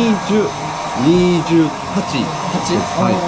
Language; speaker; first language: Japanese; non-native, learner; Korean